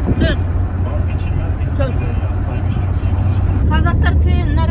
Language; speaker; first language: Turkish; non-native, learner; Russian